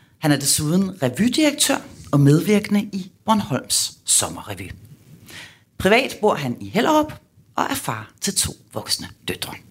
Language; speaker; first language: Danish; native; Danish